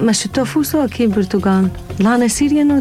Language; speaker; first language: Portuguese; non-native, learner; Arabic